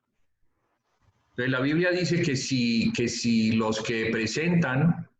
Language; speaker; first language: Spanish; native; Spanish